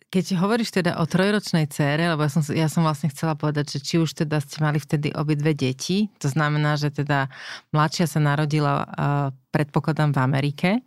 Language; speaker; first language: Slovak; native; Slovak